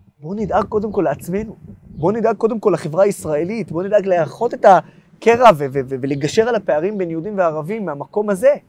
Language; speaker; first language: Hebrew; non-native, local second language; Arabic